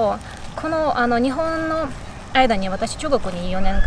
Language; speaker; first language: Japanese; non-native, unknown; Bashkir